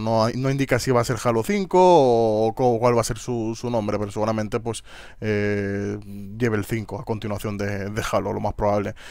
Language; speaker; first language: Spanish; native; Spanish